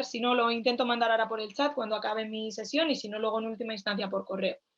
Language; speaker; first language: Spanish; native; Spanish